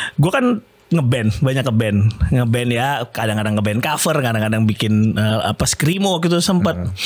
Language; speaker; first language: Indonesian; native; Indonesian